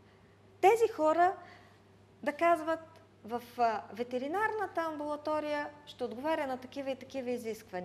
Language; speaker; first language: Bulgarian; native; Bulgarian